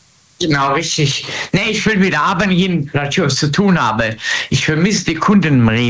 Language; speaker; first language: German; native; German